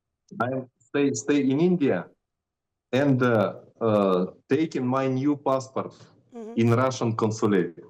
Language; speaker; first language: English; non-native, learner; Russian